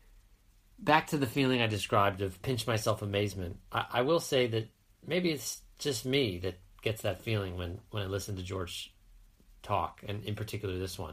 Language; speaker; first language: English; native; English